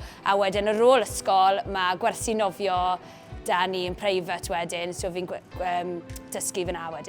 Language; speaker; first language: Welsh; native; Welsh